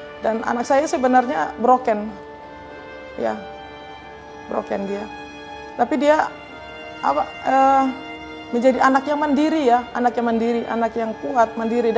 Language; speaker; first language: Indonesian; native; Indonesian